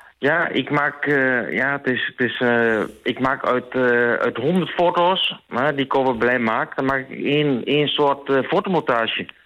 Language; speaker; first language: Dutch; native; Dutch